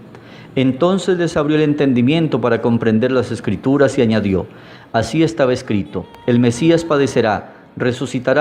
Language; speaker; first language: Spanish; native; Spanish